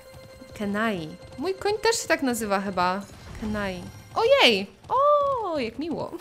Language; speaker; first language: Polish; native; Polish